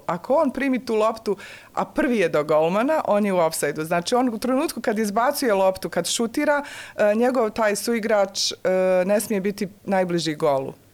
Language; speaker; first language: Bosnian; native; Bosnian